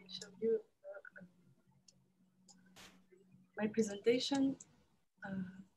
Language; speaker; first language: English; non-native, learner; French